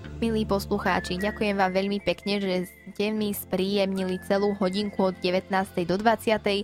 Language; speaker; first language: Slovak; native; Slovak